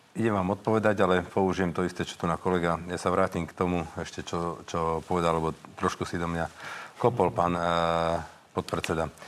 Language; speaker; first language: Slovak; native; Slovak